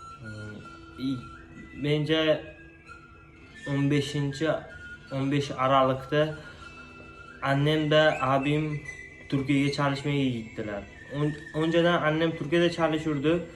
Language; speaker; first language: Turkish; non-native, learner; Uzbek